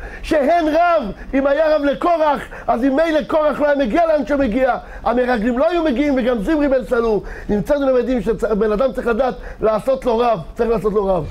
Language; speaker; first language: Hebrew; native; Hebrew